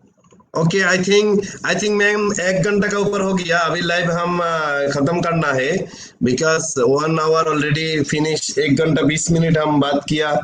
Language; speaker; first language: Hindi; non-native, learner; Bangla